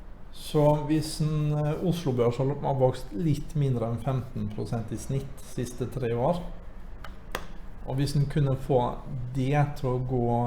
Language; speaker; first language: Norwegian; native; Norwegian